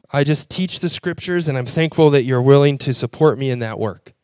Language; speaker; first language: English; native; English